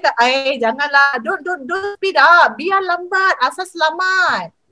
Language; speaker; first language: English; non-native, local second language; Malay